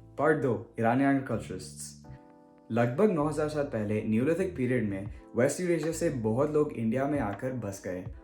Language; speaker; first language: Hindi; early bilingual, heritage; Hindi